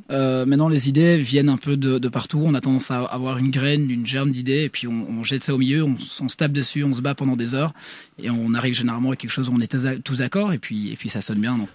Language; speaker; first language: French; non-native, fluent; Swedish